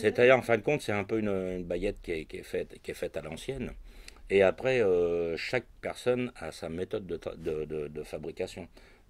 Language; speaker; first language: French; native; French